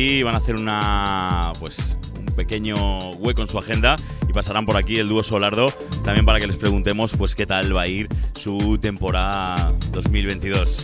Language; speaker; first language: Spanish; native; Spanish